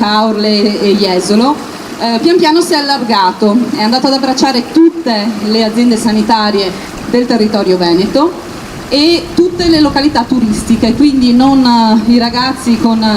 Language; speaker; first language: Italian; native; Italian